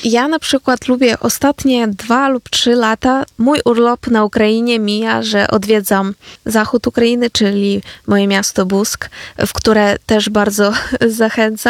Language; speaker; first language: Polish; non-native, fluent; Ukrainian